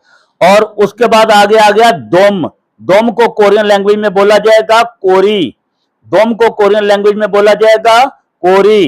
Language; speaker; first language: Hindi; non-native, local second language; Punjabi